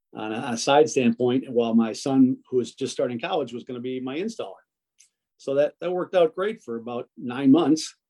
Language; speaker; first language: English; early bilingual, other home language; Italian